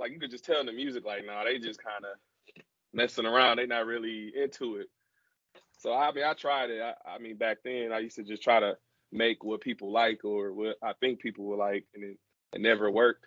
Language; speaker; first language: English; native; English